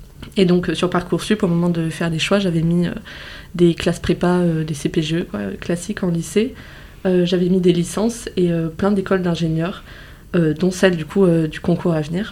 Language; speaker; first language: French; native; French